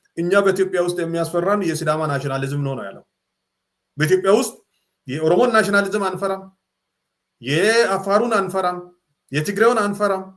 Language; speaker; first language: Amharic; non-native, local second language; Sidamo